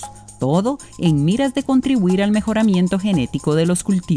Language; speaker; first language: Spanish; native; Spanish